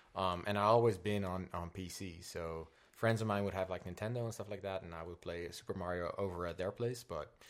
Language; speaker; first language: English; non-native, fluent; Dutch